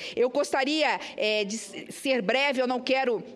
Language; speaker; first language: Portuguese; native; Portuguese